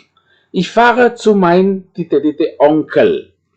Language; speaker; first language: German; non-native, fluent; Indonesian